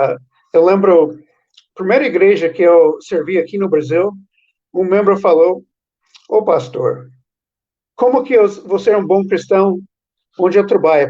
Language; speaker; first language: Portuguese; non-native, fluent; English